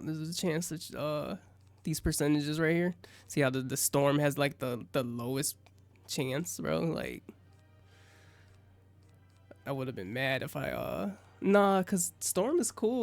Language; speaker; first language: English; native; English